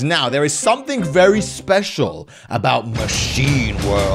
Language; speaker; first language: English; native; English